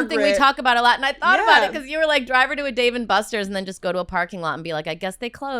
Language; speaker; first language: English; native; English